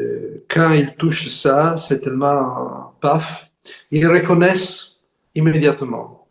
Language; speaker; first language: French; non-native, fluent; Italian